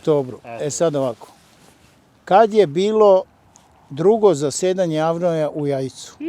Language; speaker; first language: Bosnian; native; Bosnian